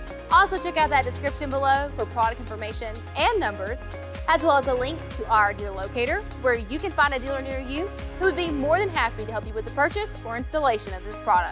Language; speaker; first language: English; native; English